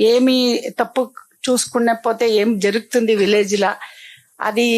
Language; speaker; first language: Telugu; non-native, local second language; Kannada